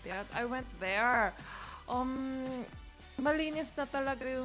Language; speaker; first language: English; early bilingual, other home language; Korean